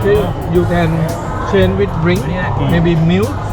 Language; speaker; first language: English; non-native, learner; Thai